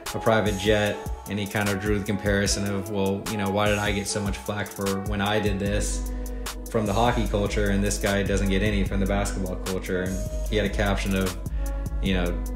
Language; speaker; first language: English; native; English